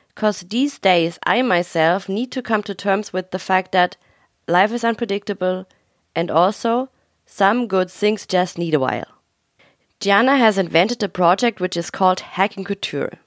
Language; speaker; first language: English; non-native, fluent; German